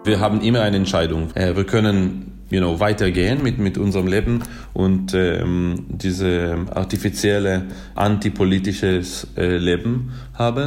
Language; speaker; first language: German; non-native, fluent; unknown